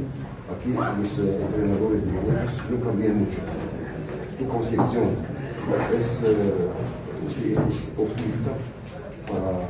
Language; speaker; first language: Spanish; non-native, learner; Arabic